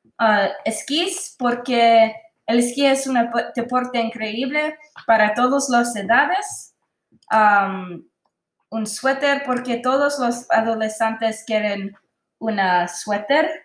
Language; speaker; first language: Spanish; non-native, learner; English